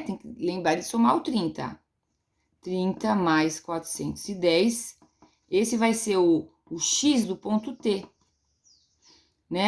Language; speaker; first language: Portuguese; native; Portuguese